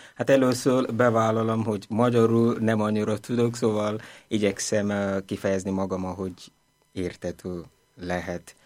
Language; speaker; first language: Hungarian; non-native, learner; Igbo